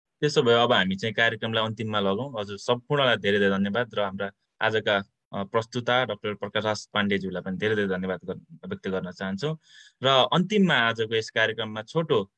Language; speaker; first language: Nepali; native; Nepali